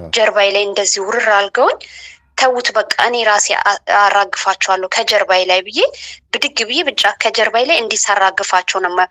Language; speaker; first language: Amharic; native; Amharic